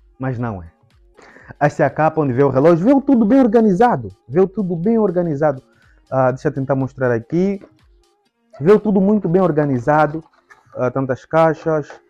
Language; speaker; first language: Portuguese; native; Portuguese